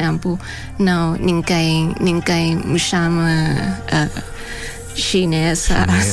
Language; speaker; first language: Portuguese; non-native, fluent; Thai